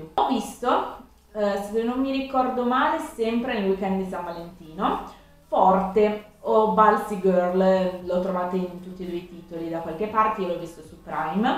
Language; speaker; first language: Italian; native; Italian